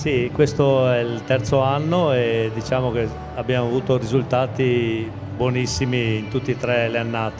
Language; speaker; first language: Italian; native; Italian